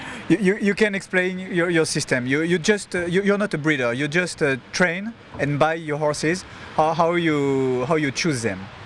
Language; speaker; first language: English; non-native, learner; French